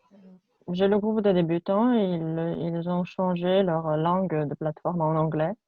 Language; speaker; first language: French; non-native, fluent; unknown